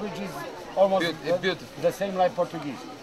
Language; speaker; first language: English; non-native, learner; Romanian